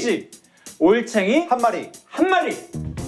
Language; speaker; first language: Korean; native; Korean